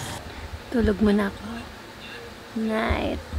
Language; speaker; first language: Filipino; native; Filipino